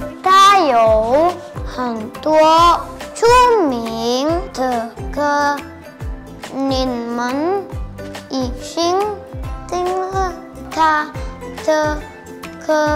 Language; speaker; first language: Chinese; non-native, learner; Indonesian